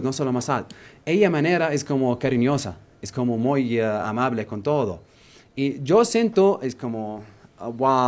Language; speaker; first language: Spanish; non-native, learner; Arabic